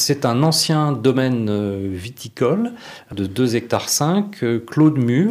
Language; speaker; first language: French; native; French